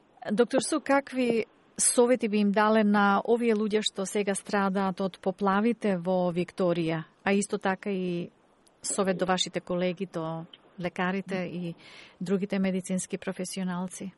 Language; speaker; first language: Macedonian; native; Macedonian